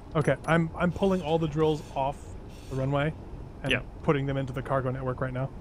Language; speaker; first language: English; native; English